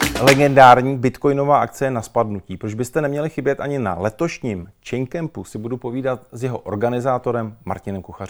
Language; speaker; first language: Czech; native; Czech